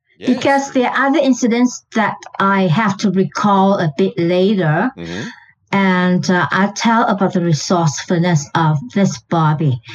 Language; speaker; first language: English; non-native, local second language; Chinese